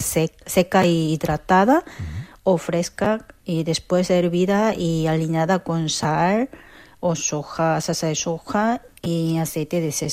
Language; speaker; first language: Spanish; non-native, fluent; Korean